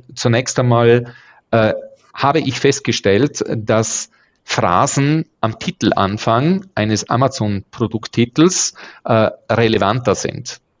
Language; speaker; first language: German; native; German